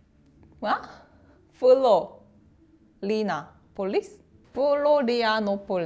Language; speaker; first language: Portuguese; non-native, learner; Korean